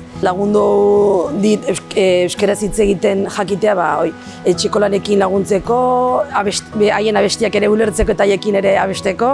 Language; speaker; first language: Basque; non-native, local second language; Arabic